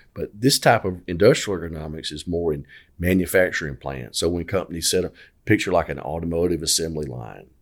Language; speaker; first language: English; native; English